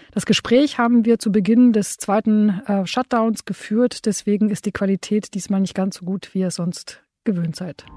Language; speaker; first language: German; early bilingual, other home language; Romanian